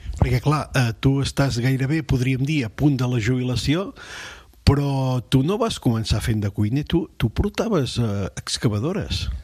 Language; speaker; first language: Catalan; native; Catalan